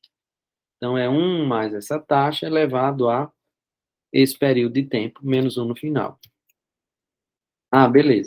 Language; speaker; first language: Portuguese; native; Portuguese